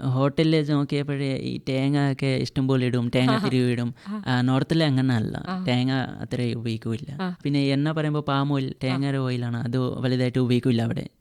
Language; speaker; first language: Malayalam; non-native, fluent; Assamese